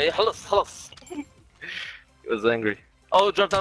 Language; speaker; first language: English; non-native, fluent; Hebrew